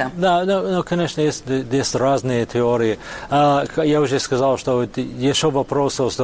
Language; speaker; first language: Russian; non-native, fluent; English